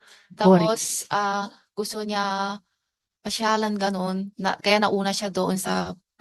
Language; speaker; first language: Filipino; non-native, learner; Chinese